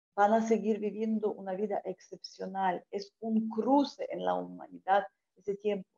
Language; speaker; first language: Spanish; non-native, fluent; Ukrainian